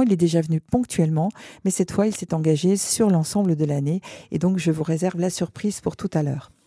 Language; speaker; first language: French; native; French